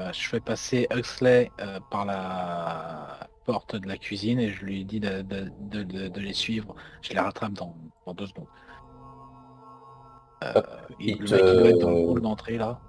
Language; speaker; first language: French; native; French